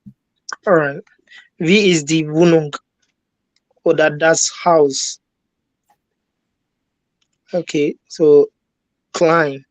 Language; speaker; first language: German; non-native, learner; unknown